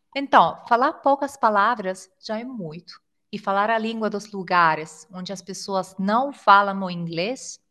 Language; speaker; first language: Portuguese; non-native, fluent; Italian